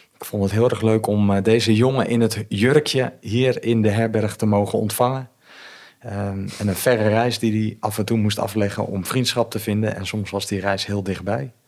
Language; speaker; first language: Dutch; native; Dutch